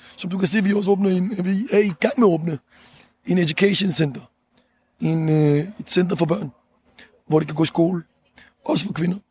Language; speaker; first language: Danish; early bilingual, other home language; Arabic